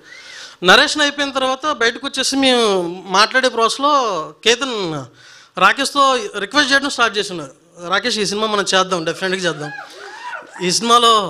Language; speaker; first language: Telugu; native; Telugu